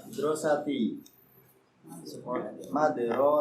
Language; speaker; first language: Arabic; non-native, learner; Indonesian